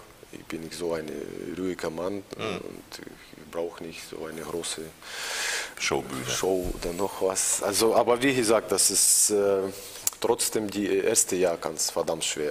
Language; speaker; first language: German; non-native, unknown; Russian